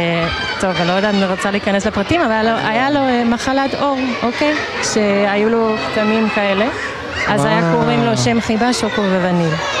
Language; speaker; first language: Hebrew; non-native, fluent; Danish